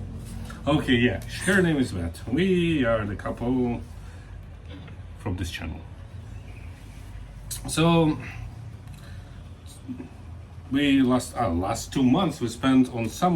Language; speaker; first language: English; non-native, fluent; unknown